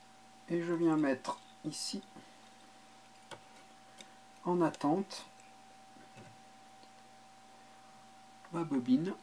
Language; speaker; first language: French; native; French